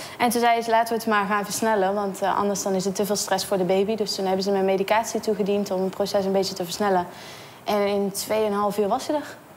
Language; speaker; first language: Dutch; native; Dutch